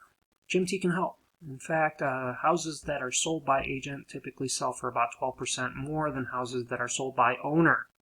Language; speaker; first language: English; native; English